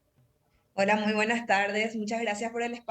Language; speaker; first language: Spanish; native; Spanish